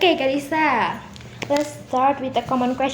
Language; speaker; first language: English; non-native, learner; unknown